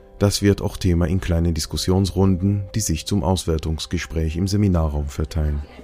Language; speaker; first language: German; non-native, fluent; Hebrew